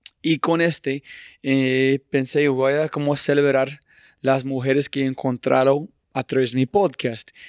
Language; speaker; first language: Spanish; non-native, fluent; English